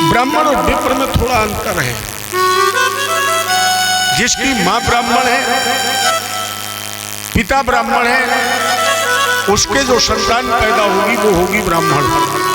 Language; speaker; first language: Hindi; native; Hindi